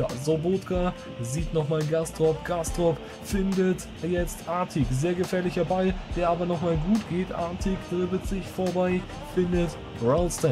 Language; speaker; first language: German; native; German